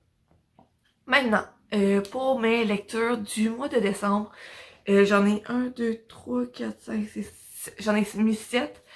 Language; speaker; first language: French; native; French